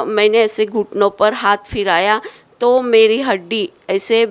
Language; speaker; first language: Hindi; non-native, local second language; Marathi